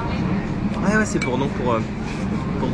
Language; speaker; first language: French; native; French